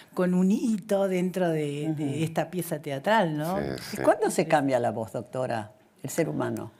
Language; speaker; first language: Spanish; native; Spanish